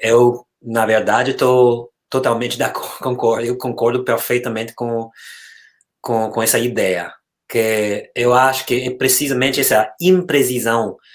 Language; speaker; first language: Portuguese; non-native, fluent; English